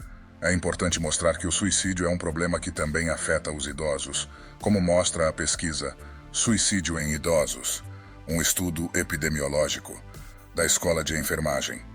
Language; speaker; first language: Portuguese; native; Portuguese